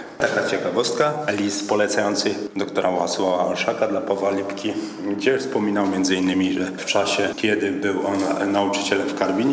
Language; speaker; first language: Polish; native; Polish